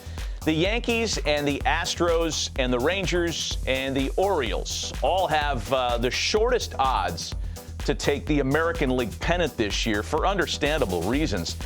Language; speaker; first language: English; native; English